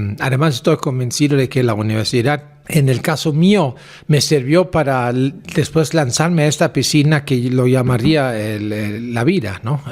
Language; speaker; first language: Spanish; non-native, fluent; German